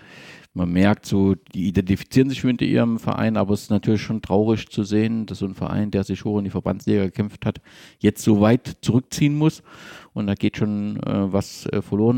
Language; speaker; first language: German; native; German